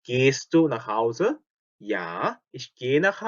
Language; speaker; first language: German; non-native, fluent; Korean